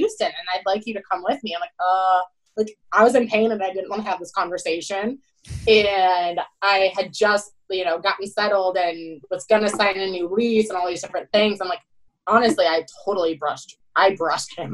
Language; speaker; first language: English; native; English